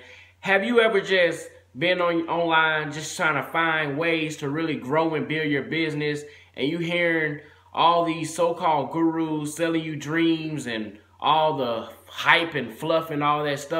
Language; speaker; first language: English; native; English